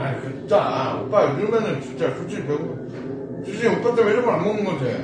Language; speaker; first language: Korean; native; Korean